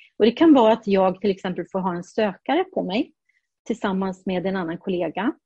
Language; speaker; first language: Swedish; early bilingual, heritage; Swedish